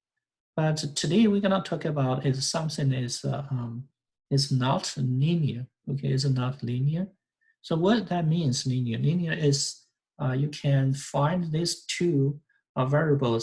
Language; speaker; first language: English; non-native, fluent; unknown